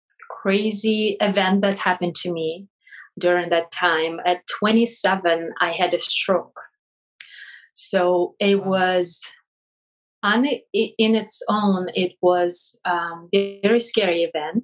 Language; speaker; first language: English; non-native, fluent; Russian